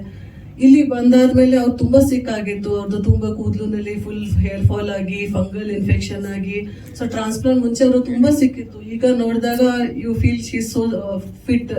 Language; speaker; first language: Kannada; non-native, fluent; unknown